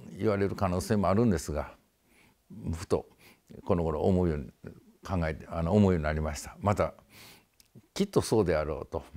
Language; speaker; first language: Japanese; native; Japanese